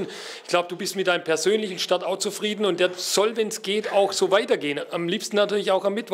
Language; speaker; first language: German; native; German